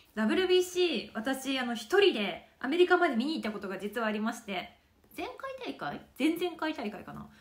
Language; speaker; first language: Japanese; native; Japanese